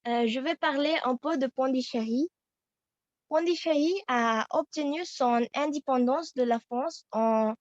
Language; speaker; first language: French; non-native, fluent; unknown